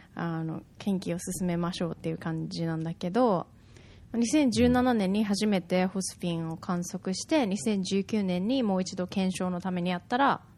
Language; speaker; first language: Japanese; native; Japanese